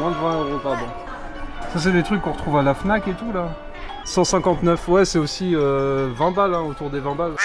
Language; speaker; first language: French; native; French